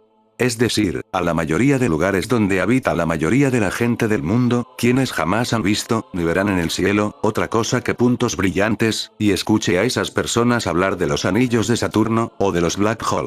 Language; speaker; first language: Spanish; native; Spanish